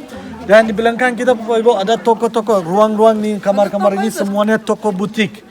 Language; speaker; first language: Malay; non-native, fluent; Turkish